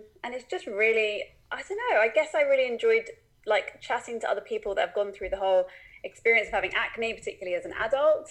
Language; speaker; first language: English; native; English